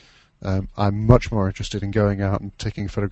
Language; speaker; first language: English; native; English